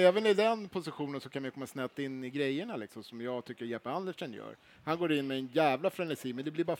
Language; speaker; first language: Swedish; native; Swedish